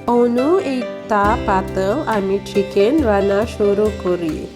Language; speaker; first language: Bangla; non-native, learner; Filipino